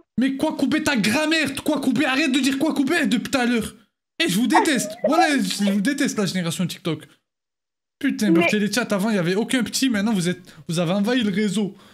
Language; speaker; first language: French; native; French